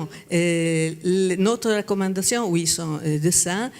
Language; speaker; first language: French; non-native, fluent; Italian